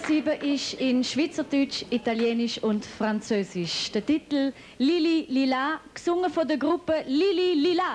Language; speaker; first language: German; native; German